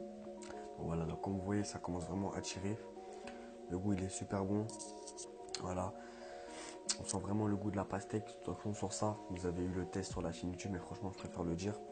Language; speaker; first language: French; native; French